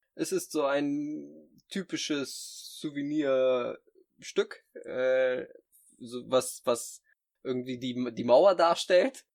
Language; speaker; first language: German; native; German